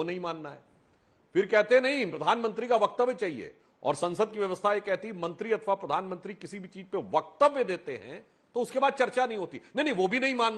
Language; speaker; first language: Hindi; native; Hindi